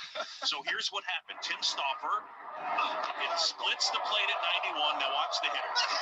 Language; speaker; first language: English; native; English